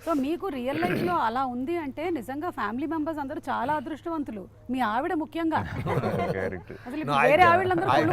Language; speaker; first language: Telugu; native; Telugu